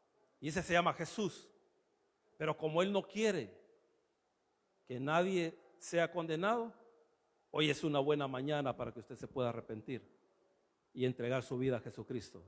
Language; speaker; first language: Spanish; native; Spanish